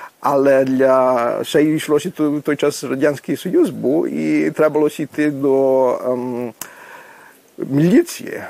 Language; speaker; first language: Ukrainian; early bilingual, heritage; Ukrainian